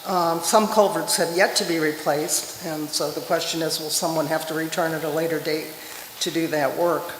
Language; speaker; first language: English; native; English